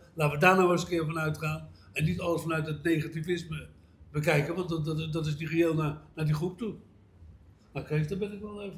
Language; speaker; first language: Dutch; native; Dutch